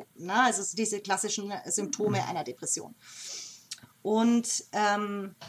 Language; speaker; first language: German; native; German